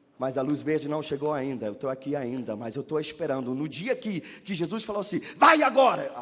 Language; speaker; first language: Portuguese; non-native, fluent; German